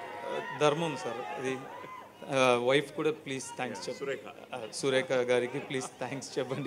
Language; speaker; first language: Telugu; non-native, learner; Tamil